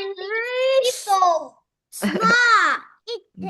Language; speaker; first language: English; non-native, learner; Vietnamese